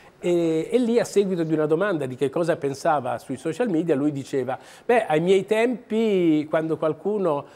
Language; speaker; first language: Italian; native; Italian